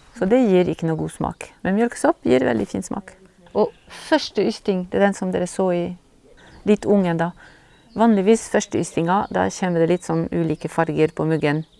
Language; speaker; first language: Norwegian; non-native, fluent; French